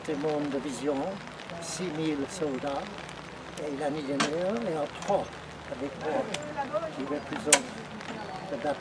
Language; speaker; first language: French; non-native, learner; English